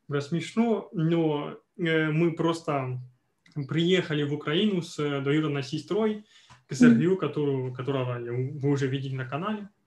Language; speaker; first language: Russian; non-native, fluent; French